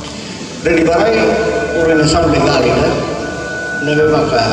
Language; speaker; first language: Portuguese; non-native, learner; Tetum